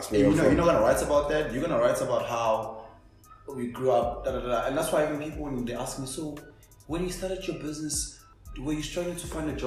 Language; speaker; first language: English; non-native, local second language; Zulu